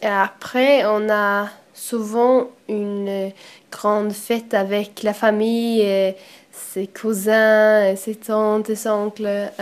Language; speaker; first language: French; non-native, learner; Swedish